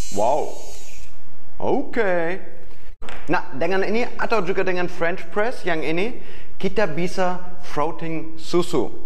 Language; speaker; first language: Indonesian; non-native, fluent; German